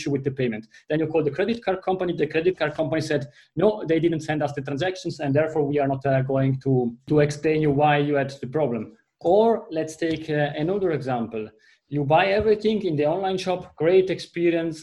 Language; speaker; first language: English; non-native, fluent; Italian